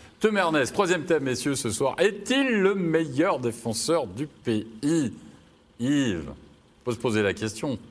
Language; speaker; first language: French; native; French